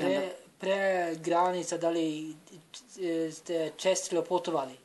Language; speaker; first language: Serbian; non-native, learner; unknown